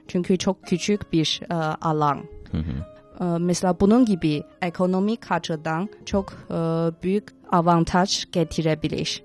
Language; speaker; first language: Turkish; non-native, fluent; Chinese